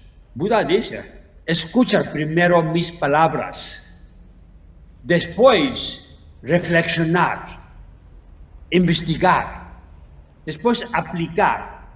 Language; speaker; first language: Spanish; non-native, learner; Tibetan